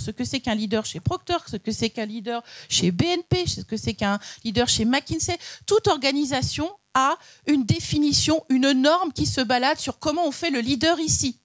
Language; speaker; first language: French; native; French